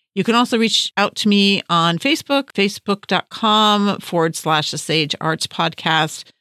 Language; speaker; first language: English; native; English